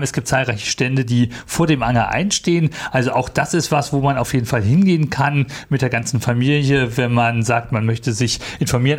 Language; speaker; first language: German; native; German